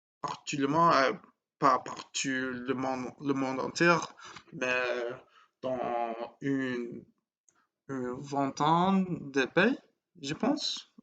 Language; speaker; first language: French; non-native, learner; English